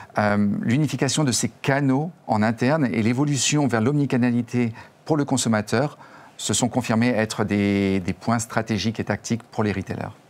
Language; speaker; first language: French; native; French